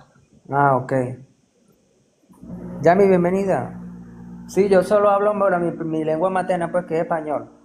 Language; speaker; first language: Spanish; native; Spanish